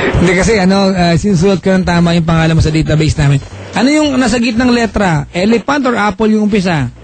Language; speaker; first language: Filipino; non-native, local second language; Iloko